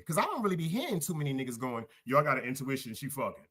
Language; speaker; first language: English; native; English